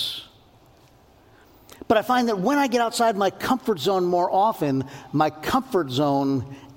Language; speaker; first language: English; native; English